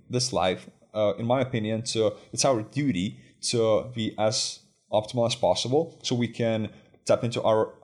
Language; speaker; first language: English; non-native, fluent; Lithuanian